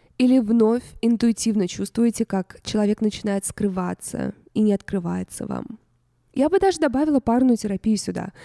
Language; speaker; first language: Russian; native; Russian